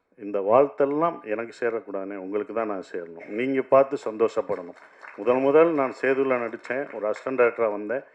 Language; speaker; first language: Tamil; native; Tamil